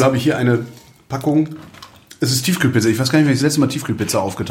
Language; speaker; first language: German; native; German